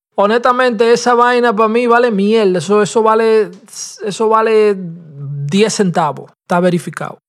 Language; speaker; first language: Spanish; early bilingual, heritage; Spanish